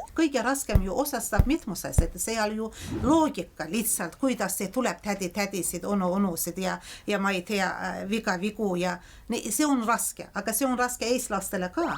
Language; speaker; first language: Estonian; non-native, fluent; Azerbaijani